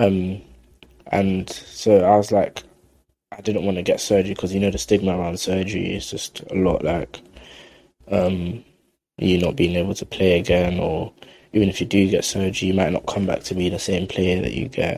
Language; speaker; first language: English; native; English